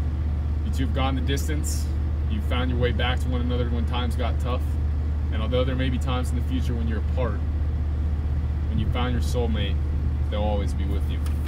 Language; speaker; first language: English; native; English